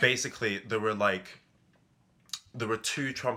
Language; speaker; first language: English; native; English